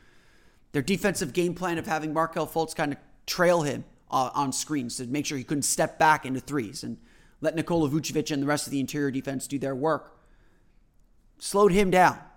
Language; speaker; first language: English; native; English